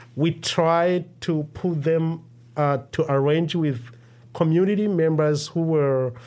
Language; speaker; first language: English; non-native, local second language; Kinyarwanda